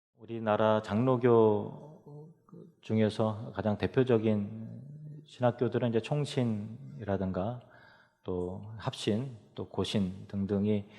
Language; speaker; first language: Korean; native; Korean